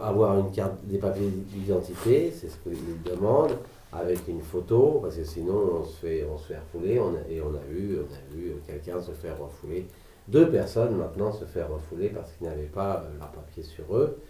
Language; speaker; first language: French; native; French